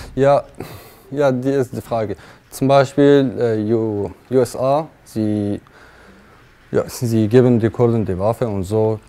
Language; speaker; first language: German; non-native, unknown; Kurdish